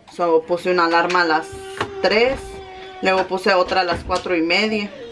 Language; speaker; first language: Spanish; early bilingual, heritage; Spanish